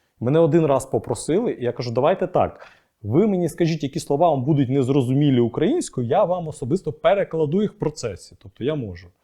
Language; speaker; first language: Ukrainian; non-native, local second language; Russian